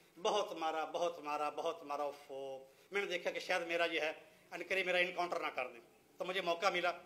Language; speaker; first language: Urdu; non-native, local second language; Punjabi